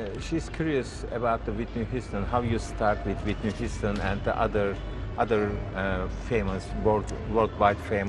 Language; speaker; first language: English; non-native, learner; Turkish